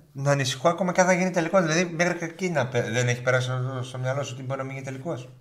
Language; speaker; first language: Greek; native; Greek